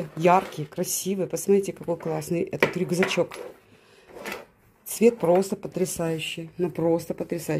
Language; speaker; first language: Russian; native; Russian